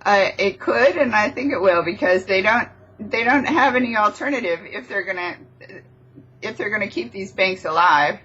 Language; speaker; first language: English; native; English